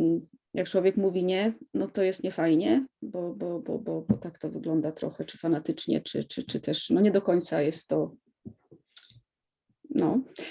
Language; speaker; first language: Polish; native; Polish